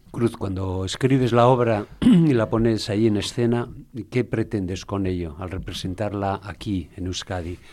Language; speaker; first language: Spanish; native; Spanish